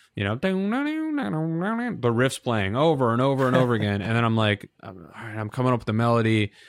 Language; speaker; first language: English; native; English